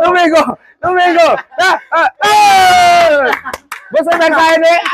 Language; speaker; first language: Portuguese; non-native, learner; Vietnamese